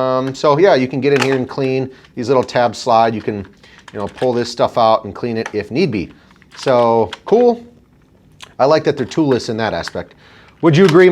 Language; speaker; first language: English; native; English